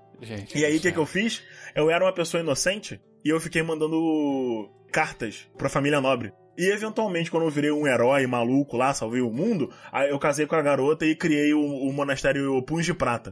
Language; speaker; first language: Portuguese; native; Portuguese